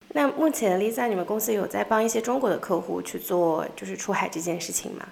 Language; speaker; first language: Chinese; native; Chinese